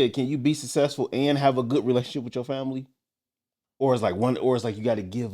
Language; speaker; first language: English; native; English